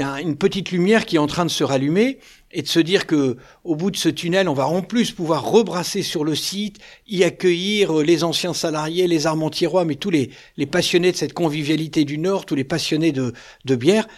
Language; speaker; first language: French; native; French